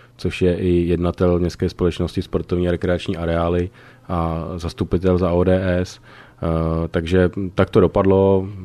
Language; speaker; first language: Czech; native; Czech